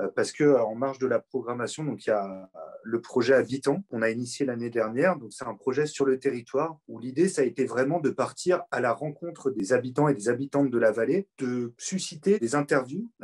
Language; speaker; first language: French; native; French